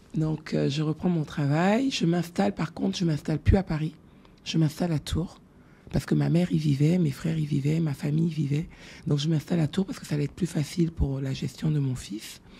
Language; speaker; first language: French; native; French